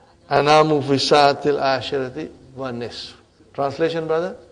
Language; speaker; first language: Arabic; non-native, fluent; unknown